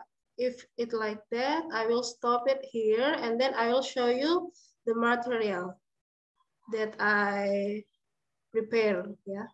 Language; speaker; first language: English; non-native, learner; Indonesian